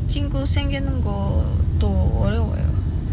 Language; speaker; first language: Korean; non-native, fluent; Filipino